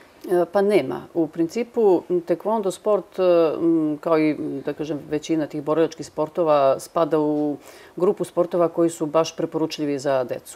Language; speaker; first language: Serbian; native; Serbian